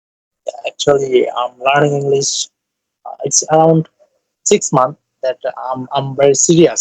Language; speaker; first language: English; non-native, learner; Bangla